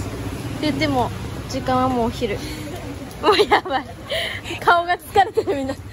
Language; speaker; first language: Japanese; native; Japanese